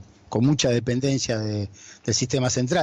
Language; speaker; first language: Spanish; native; Spanish